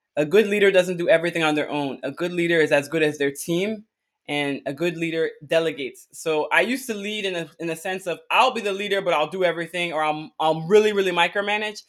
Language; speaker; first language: English; early bilingual, other home language; Akan